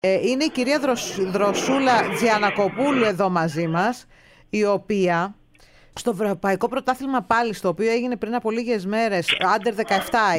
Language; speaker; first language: Greek; native; Greek